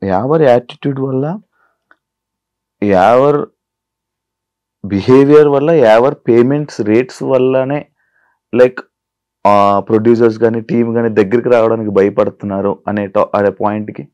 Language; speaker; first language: Telugu; native; Telugu